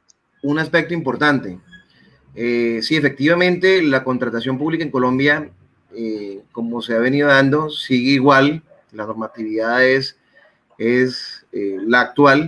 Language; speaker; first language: Spanish; native; Spanish